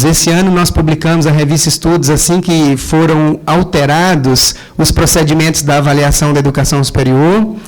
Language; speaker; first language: Portuguese; native; Portuguese